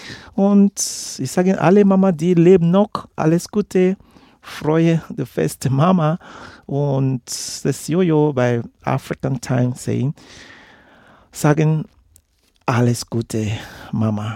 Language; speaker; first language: German; non-native, learner; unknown